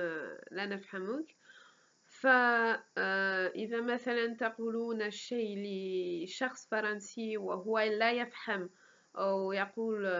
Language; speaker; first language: Arabic; non-native, fluent; French